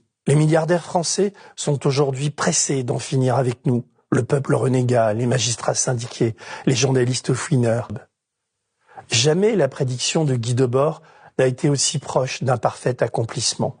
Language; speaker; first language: French; native; French